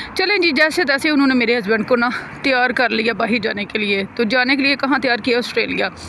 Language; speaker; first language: Urdu; non-native, local second language; Punjabi